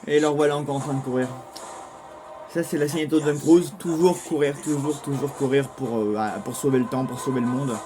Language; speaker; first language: French; native; French